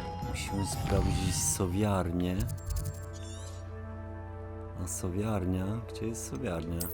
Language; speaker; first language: Polish; native; Polish